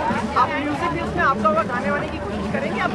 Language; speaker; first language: Hindi; native; Hindi